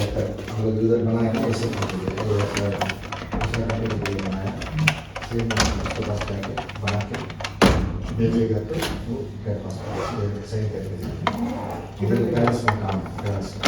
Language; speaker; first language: Hindi; non-native, local second language; Tamil